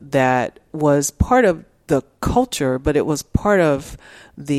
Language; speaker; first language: English; native; English